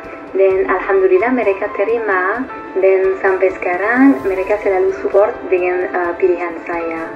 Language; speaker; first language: Indonesian; non-native, fluent; French